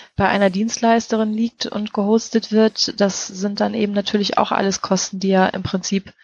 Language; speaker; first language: German; native; German